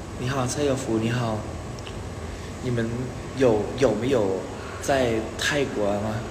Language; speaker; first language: Chinese; non-native, learner; Thai